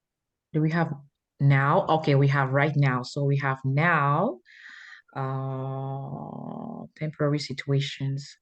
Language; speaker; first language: English; non-native, learner; French